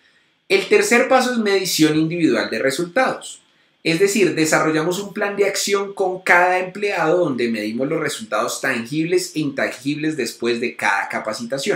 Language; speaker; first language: Spanish; native; Spanish